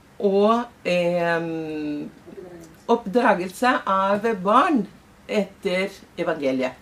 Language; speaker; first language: Norwegian; non-native, fluent; Portuguese